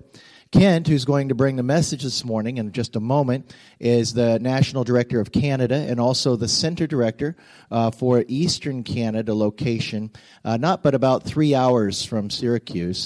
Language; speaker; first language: English; native; English